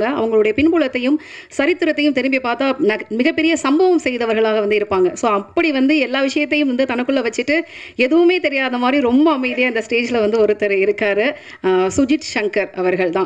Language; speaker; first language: Tamil; native; Tamil